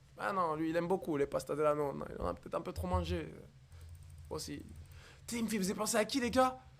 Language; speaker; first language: French; native; French